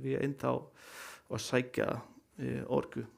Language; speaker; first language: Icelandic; non-native, learner; Danish